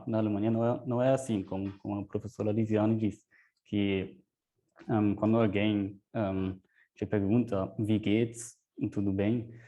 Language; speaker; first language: Portuguese; non-native, fluent; German